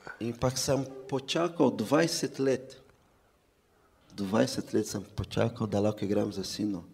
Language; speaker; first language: Slovenian; non-native, fluent; Portuguese